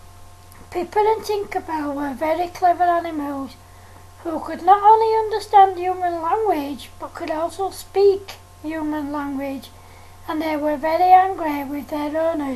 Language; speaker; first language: English; native; English